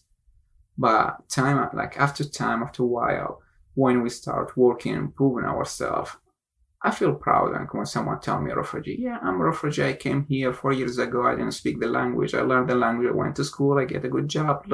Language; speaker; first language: English; non-native, fluent; Arabic